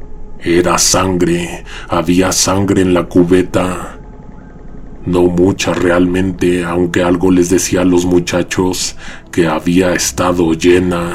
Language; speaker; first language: Spanish; native; Spanish